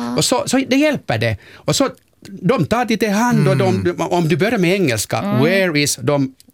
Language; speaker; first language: Swedish; non-native, local second language; Finnish